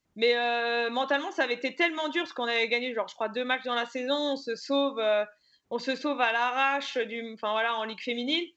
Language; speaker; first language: French; native; French